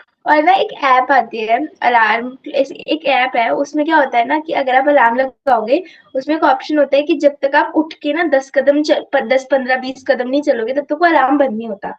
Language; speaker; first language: Hindi; native; Hindi